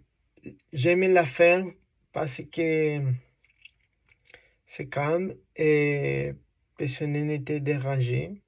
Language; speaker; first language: French; non-native, learner; Spanish